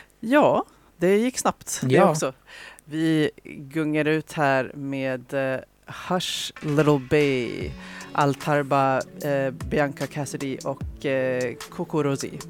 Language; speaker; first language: Swedish; native; Swedish